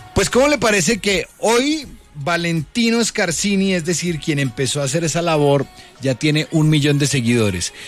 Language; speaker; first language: Spanish; native; Spanish